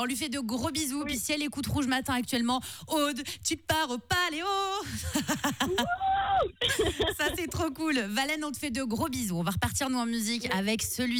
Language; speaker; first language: French; native; French